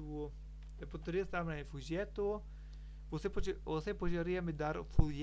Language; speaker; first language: Spanish; non-native, learner; German